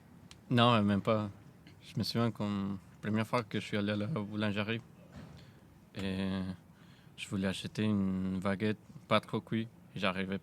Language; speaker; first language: French; non-native, fluent; Spanish